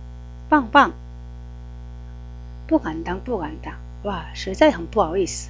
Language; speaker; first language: Chinese; non-native, fluent; Korean